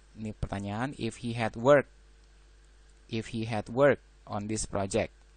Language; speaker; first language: English; non-native, fluent; Indonesian